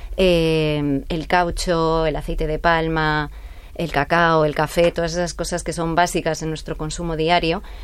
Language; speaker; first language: Spanish; native; Spanish